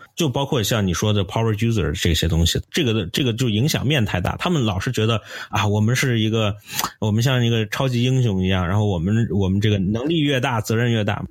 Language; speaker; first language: Chinese; native; Chinese